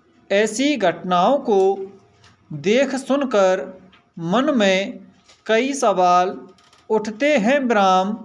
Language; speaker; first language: Hindi; native; Hindi